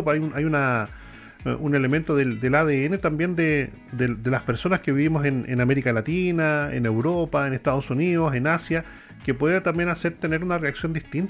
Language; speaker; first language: Spanish; native; Spanish